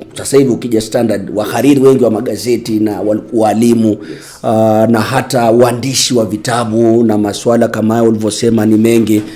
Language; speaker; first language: Swahili; native; Swahili